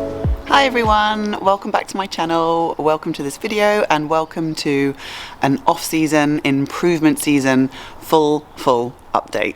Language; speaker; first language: English; native; English